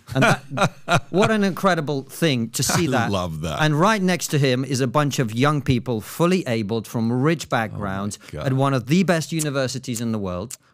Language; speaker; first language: English; non-native, fluent; Russian